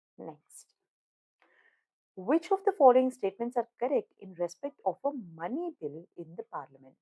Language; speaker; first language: English; non-native, local second language; Telugu